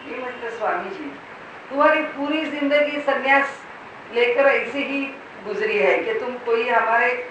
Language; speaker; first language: Hindi; non-native, local second language; Marathi